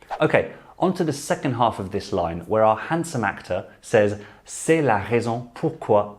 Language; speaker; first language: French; non-native, fluent; English